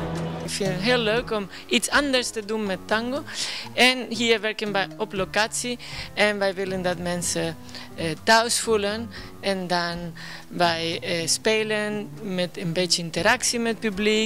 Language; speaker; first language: Dutch; non-native, fluent; Spanish